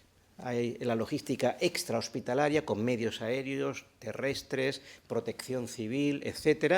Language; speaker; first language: Spanish; native; Spanish